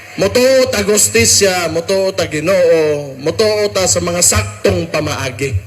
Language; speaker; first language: Cebuano; native; Cebuano